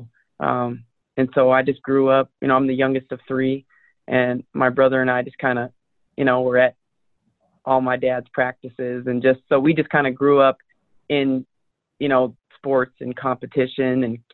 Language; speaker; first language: English; native; English